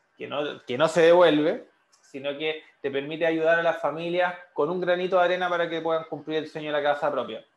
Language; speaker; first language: Spanish; native; Spanish